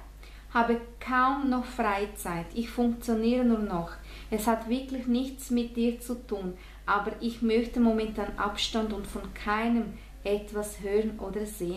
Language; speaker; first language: German; non-native, fluent; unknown